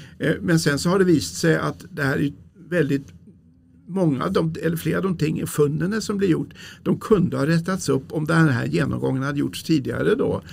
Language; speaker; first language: Swedish; native; Swedish